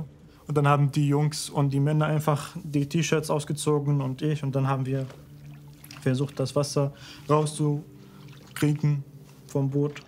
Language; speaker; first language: German; non-native, fluent; Arabic